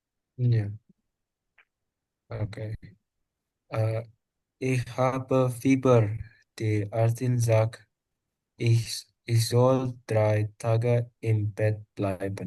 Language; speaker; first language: German; non-native, learner; Indonesian